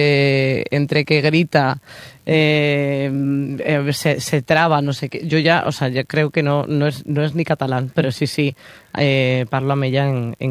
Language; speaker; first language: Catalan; non-native, learner; Spanish